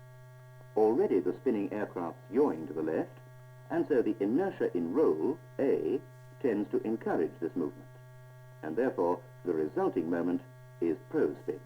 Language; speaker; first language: English; native; English